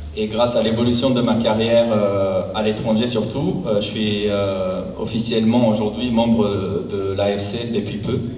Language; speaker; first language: French; non-native, fluent; Japanese